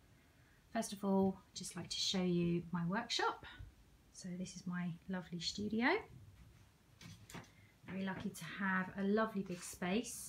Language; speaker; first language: English; native; English